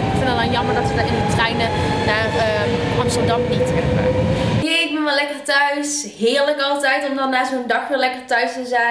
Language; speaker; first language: Dutch; native; Dutch